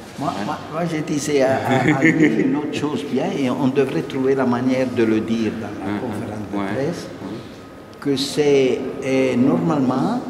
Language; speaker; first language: French; non-native, fluent; Italian